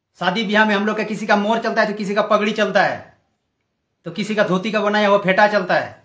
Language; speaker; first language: Hindi; non-native, local second language; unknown